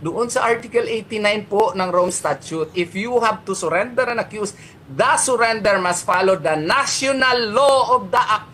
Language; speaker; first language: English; non-native, local second language; Filipino